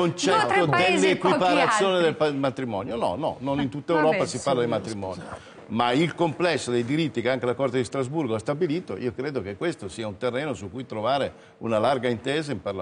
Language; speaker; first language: Italian; native; Italian